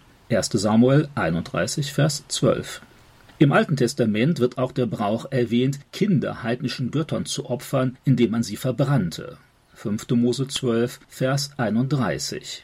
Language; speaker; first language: German; native; German